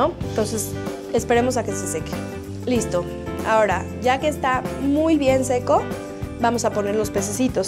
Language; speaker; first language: Spanish; native; Spanish